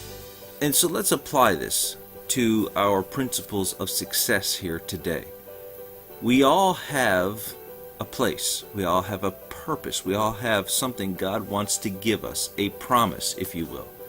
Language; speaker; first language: English; native; English